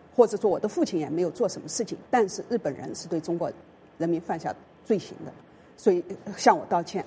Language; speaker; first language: Chinese; native; Chinese